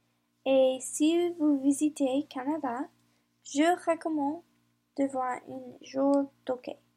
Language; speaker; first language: French; non-native, learner; English